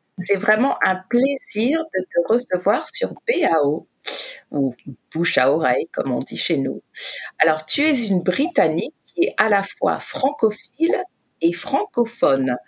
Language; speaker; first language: French; native; French